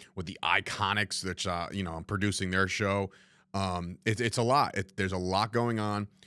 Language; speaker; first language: English; native; English